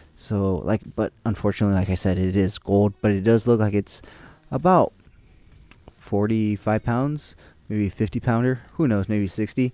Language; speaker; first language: English; native; English